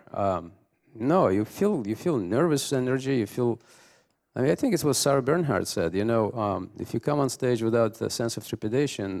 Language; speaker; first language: English; non-native, fluent; Russian